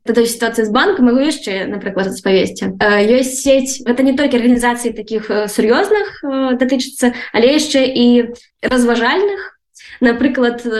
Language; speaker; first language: Belarusian; native; Belarusian